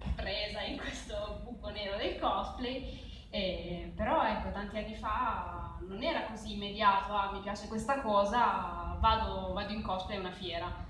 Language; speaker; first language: Italian; native; Italian